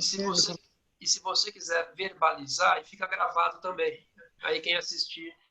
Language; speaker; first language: Portuguese; native; Portuguese